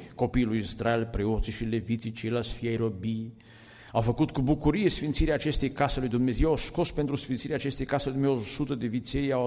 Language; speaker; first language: Romanian; native; Romanian